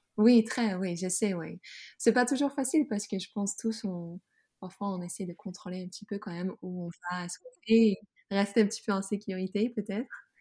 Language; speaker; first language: French; non-native, fluent; Dutch